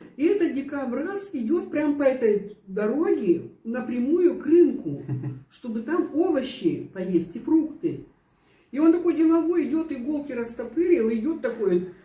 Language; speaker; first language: Russian; native; Russian